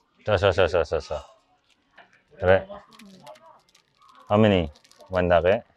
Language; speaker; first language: Japanese; non-native, learner; Filipino